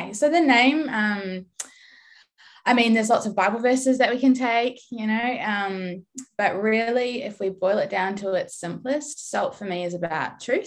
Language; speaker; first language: English; native; English